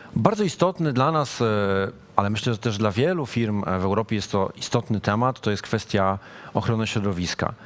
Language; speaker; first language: Polish; native; Polish